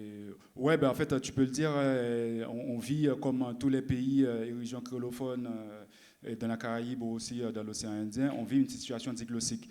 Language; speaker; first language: French; non-native, local second language; Haitian Creole